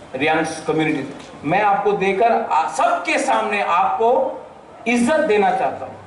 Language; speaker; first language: Hindi; non-native, local second language; Bangla